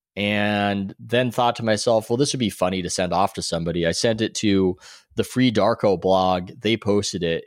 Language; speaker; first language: English; native; English